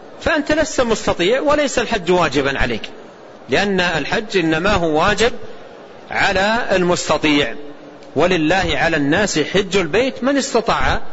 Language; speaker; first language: Arabic; native; Arabic